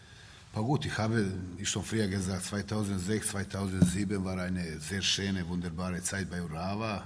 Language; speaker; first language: German; non-native, learner; Serbian